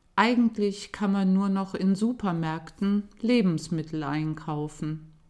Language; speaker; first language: German; native; German